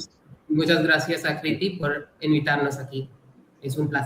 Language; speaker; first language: Spanish; non-native, fluent; Hindi